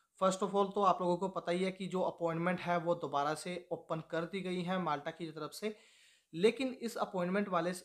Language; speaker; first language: Hindi; native; Hindi